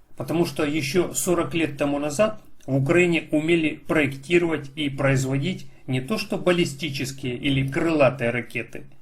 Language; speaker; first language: Russian; non-native, local second language; Ukrainian